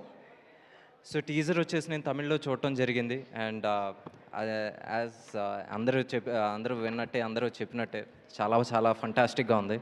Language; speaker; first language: Telugu; native; Telugu